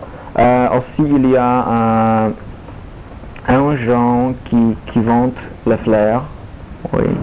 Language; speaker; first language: French; non-native, learner; Polish